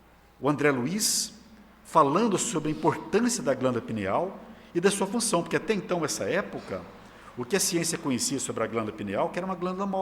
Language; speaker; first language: Portuguese; native; Portuguese